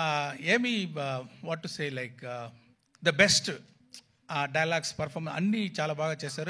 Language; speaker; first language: Telugu; non-native, local second language; Tamil